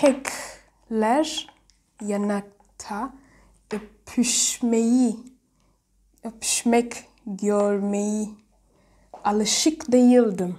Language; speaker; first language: Turkish; non-native, learner; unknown